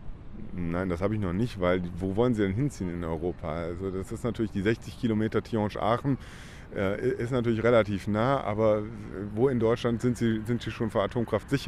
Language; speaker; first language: German; native; German